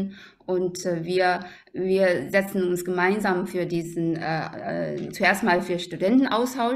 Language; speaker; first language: German; non-native, fluent; Chinese